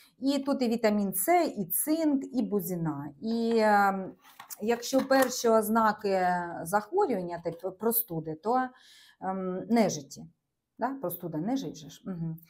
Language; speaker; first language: Ukrainian; non-native, local second language; Russian